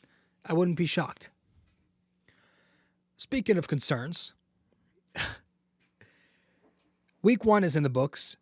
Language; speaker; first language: English; native; English